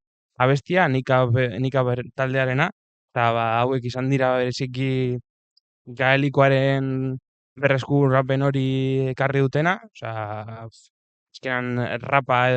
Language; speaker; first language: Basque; non-native, local second language; Spanish